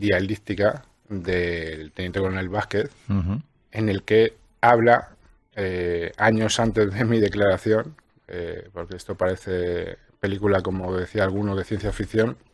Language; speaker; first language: Spanish; native; Spanish